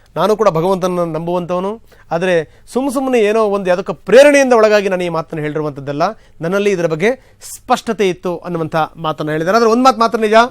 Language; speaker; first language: Kannada; native; Kannada